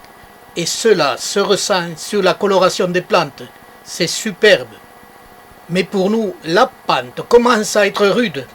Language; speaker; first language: French; native; French